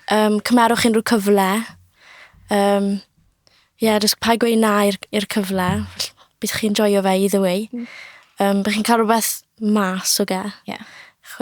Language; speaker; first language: Welsh; native; Welsh